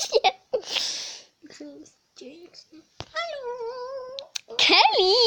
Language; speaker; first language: German; early bilingual, other home language; Hungarian